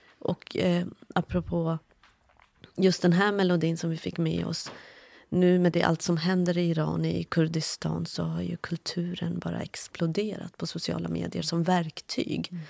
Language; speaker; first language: Swedish; early bilingual, other home language; Kurdish